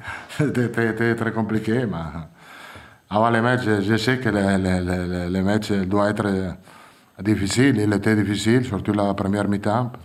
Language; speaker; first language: French; non-native, fluent; Italian